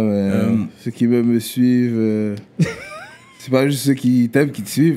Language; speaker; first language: French; native; French